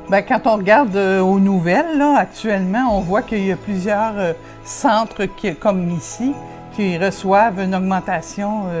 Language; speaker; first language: French; native; French